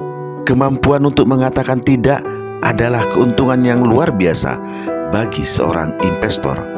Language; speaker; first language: Indonesian; native; Indonesian